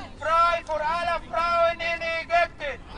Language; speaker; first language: German; non-native, learner; Arabic